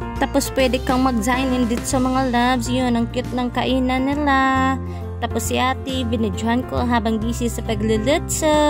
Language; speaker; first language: Filipino; non-native, local second language; Cebuano